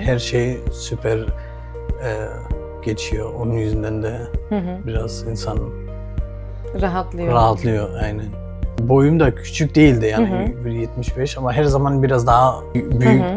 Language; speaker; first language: Turkish; early bilingual, heritage; Turkish